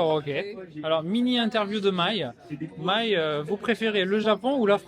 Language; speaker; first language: French; native; French